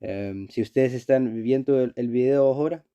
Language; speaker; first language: Spanish; non-native, learner; Icelandic